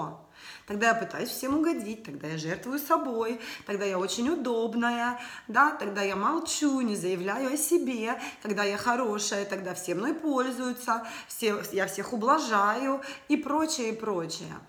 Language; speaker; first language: Russian; native; Russian